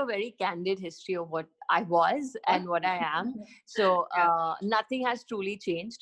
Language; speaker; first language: English; non-native, local second language; Hindi